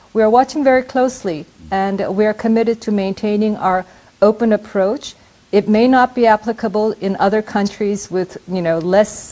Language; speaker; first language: English; non-native, fluent; Korean